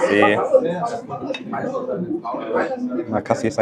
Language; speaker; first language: Indonesian; non-native, learner; German